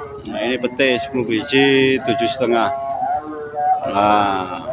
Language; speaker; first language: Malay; non-native, local second language; Javanese